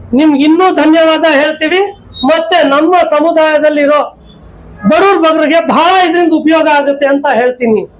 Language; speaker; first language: Kannada; non-native, local second language; Urdu